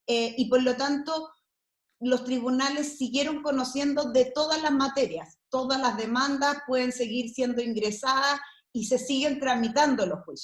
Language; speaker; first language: Spanish; native; Spanish